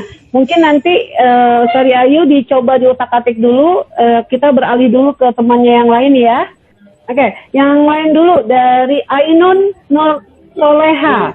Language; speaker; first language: Indonesian; native; Indonesian